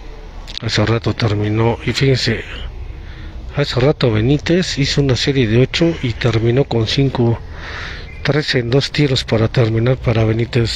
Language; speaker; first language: Spanish; native; Spanish